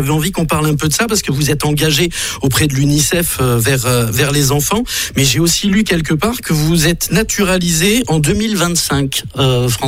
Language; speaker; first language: French; native; French